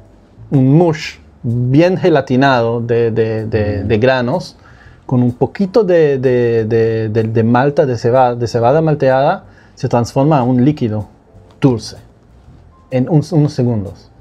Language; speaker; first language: Spanish; non-native, fluent; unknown